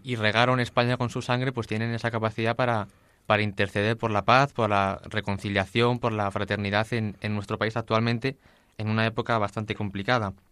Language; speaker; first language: Spanish; native; Spanish